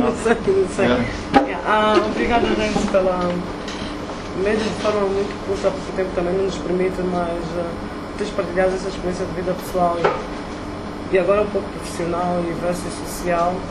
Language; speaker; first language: Portuguese; native; Portuguese